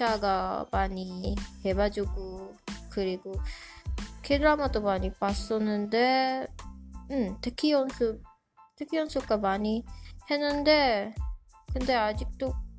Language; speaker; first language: Korean; non-native, learner; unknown